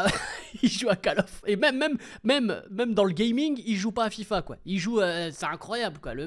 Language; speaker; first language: French; native; French